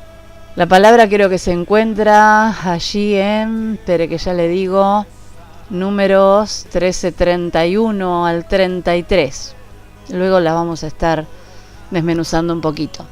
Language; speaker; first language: Spanish; native; Spanish